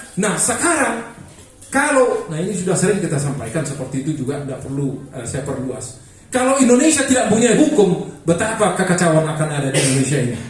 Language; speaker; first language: Indonesian; non-native, local second language; Batak Toba